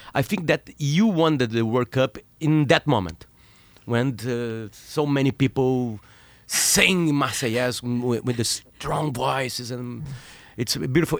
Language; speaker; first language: English; non-native, learner; Portuguese